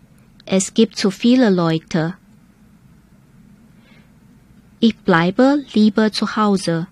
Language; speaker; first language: German; non-native, fluent; Chinese